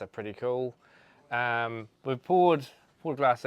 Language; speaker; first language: English; native; English